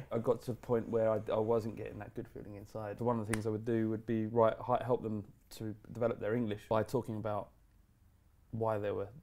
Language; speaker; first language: English; native; English